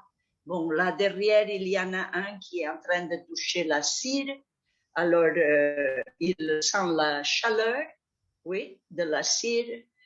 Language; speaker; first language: French; non-native, fluent; Catalan